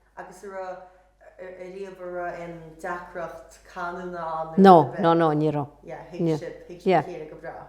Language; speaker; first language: Irish; native; Irish